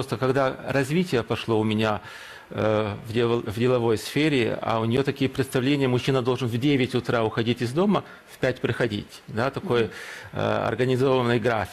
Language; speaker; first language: Russian; early bilingual, heritage; Russian